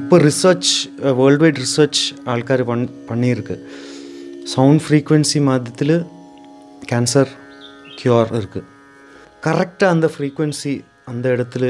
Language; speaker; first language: Tamil; non-native, learner; Malayalam